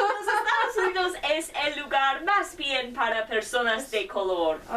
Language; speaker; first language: Spanish; non-native, learner; English